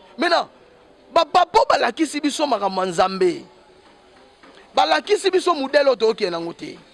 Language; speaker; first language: Lingala; native; Lingala